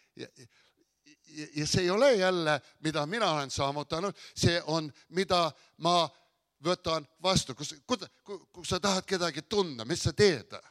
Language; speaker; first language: Estonian; early bilingual, heritage; Estonian